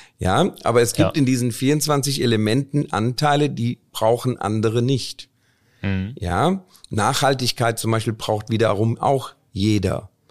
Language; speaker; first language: German; early bilingual, other home language; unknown